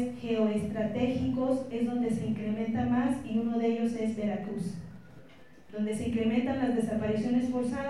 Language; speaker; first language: Spanish; native; Spanish